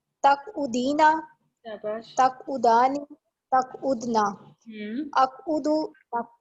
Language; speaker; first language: Arabic; non-native, learner; Urdu